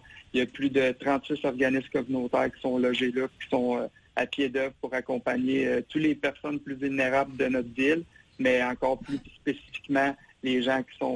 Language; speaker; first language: French; native; French